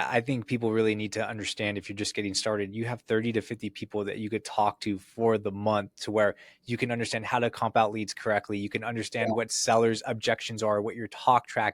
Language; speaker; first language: English; native; English